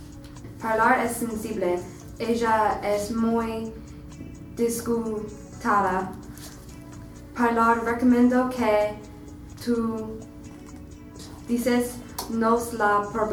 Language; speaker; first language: Spanish; non-native, learner; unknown